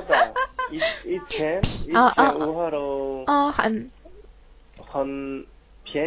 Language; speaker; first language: Chinese; non-native, learner; Korean